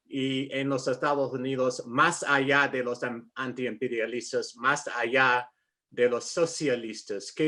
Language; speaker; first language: Spanish; non-native, fluent; English